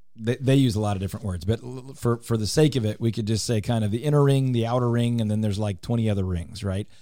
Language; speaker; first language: English; native; English